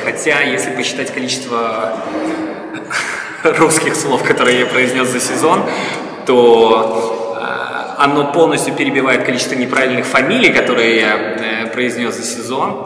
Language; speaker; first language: Russian; native; Russian